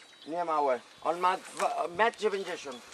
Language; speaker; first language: Polish; non-native, learner; Spanish